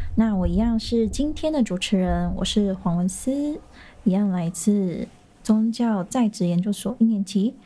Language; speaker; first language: Chinese; native; Chinese